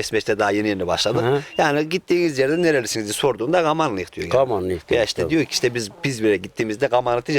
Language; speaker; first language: Turkish; native; Turkish